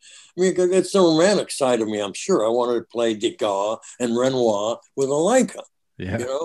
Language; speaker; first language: English; native; English